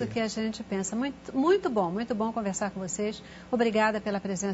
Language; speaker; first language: Portuguese; native; Portuguese